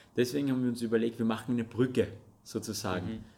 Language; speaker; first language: German; non-native, fluent; Russian